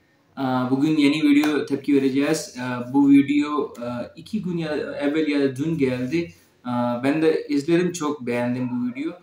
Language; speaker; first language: Turkish; non-native, fluent; Urdu